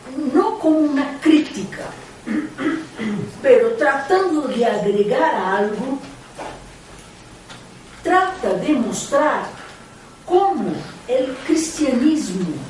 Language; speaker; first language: Spanish; non-native, fluent; Portuguese